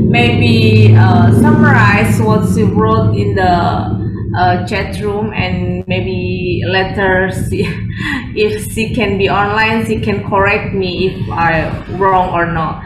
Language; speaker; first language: English; non-native, fluent; Indonesian